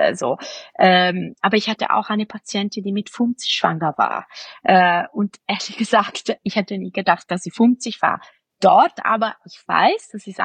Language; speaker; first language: German; non-native, fluent; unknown